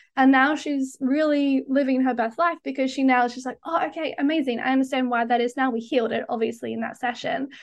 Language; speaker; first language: English; native; English